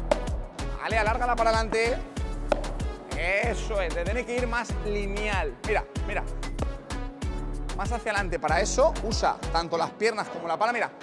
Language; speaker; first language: Spanish; native; Spanish